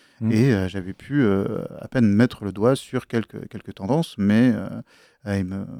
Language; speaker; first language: French; native; French